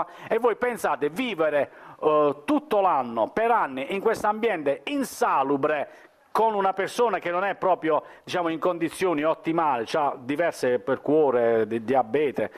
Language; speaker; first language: Italian; native; Italian